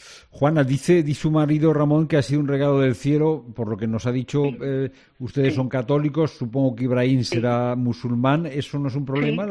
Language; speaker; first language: Spanish; native; Spanish